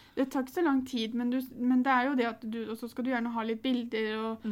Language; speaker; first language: Norwegian; native; Norwegian